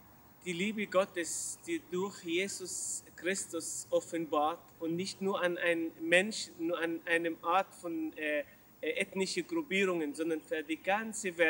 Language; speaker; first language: German; non-native, learner; Arabic